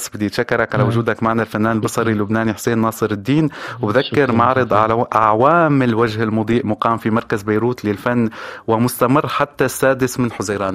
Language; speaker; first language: Arabic; native; Arabic